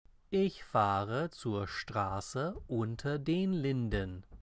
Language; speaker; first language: German; non-native, fluent; English